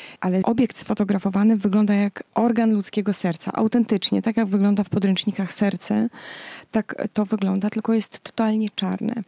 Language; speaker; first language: Polish; native; Polish